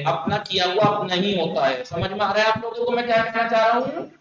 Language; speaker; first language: Urdu; native; Urdu